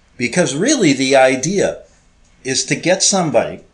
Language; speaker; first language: English; native; English